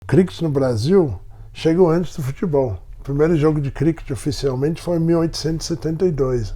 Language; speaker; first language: Portuguese; non-native, fluent; English